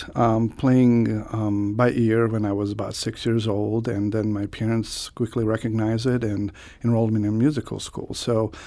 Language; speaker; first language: English; non-native, fluent; Croatian